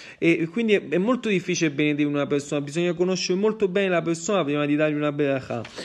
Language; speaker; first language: Italian; native; Italian